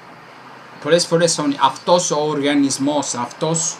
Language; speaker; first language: Greek; non-native, fluent; Italian